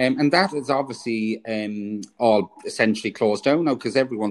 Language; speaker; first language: English; native; English